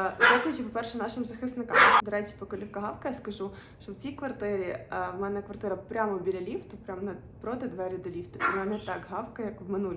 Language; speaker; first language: Ukrainian; non-native, local second language; Russian